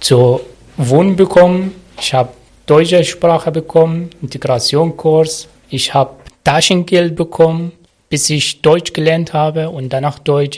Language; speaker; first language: German; non-native, learner; Arabic